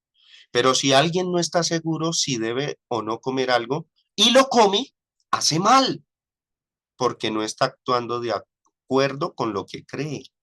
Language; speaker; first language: Spanish; native; Spanish